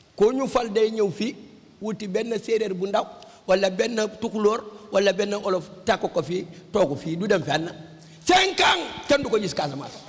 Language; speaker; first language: Wolof; native; Wolof